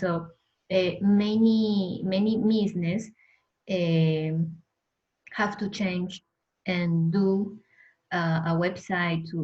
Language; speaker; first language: English; non-native, learner; Spanish